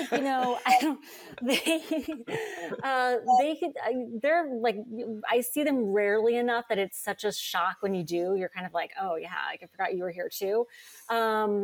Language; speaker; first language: English; native; English